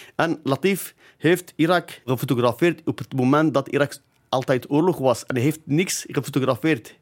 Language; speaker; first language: Dutch; non-native, fluent; Kurdish